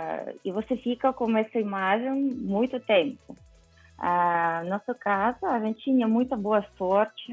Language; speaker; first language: Portuguese; non-native, fluent; Ukrainian